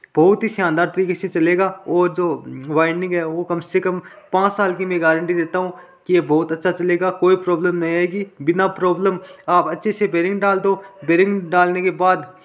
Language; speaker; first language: Hindi; native; Hindi